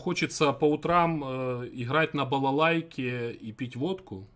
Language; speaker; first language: Russian; native; Russian